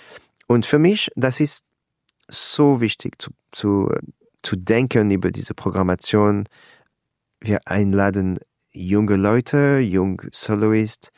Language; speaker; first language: German; non-native, learner; French